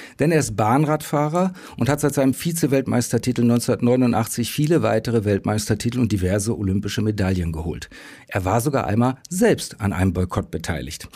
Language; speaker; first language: German; native; German